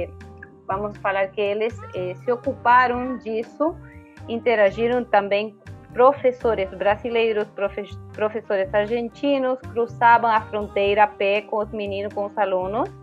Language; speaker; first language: Portuguese; non-native, fluent; Spanish